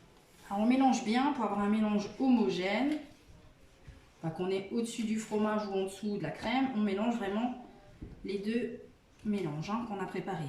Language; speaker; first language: French; native; French